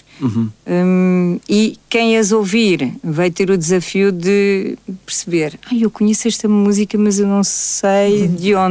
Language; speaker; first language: Portuguese; native; Portuguese